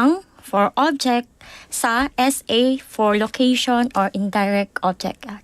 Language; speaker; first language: English; non-native, local second language; Filipino